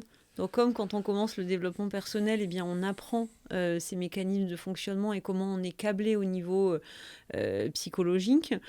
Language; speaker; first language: French; native; French